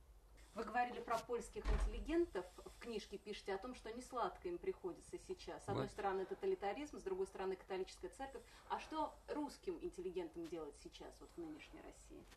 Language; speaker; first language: Russian; native; Russian